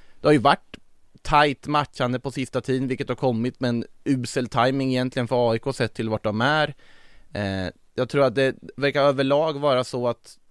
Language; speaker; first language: Swedish; native; Swedish